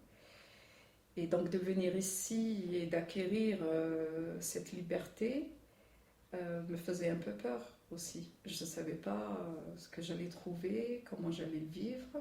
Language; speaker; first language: French; non-native, local second language; Arabic